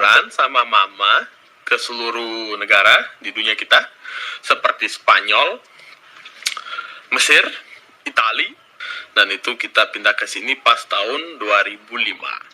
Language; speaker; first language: Indonesian; early bilingual, other home language; Russian